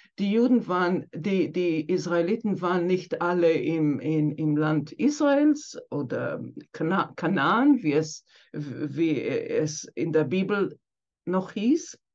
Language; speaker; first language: German; non-native, fluent; Hebrew